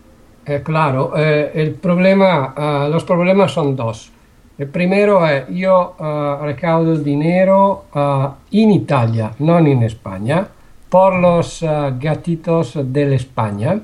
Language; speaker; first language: Spanish; non-native, learner; Italian